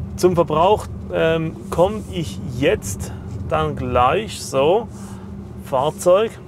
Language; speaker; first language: German; native; German